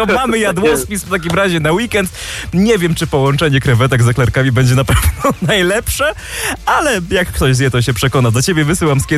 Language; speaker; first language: Polish; native; Polish